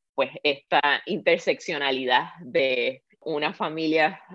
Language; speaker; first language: Spanish; native; Spanish